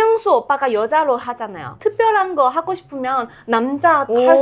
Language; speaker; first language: Korean; non-native, fluent; Chinese